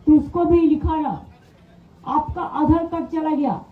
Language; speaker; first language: Hindi; non-native, local second language; Bangla